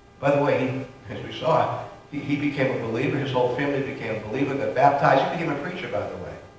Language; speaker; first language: English; native; English